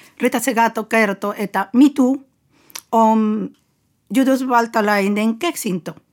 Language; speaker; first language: Finnish; non-native, fluent; Spanish